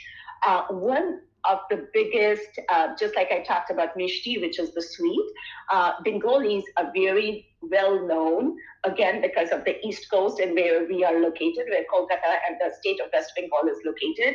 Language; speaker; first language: English; non-native, local second language; Bangla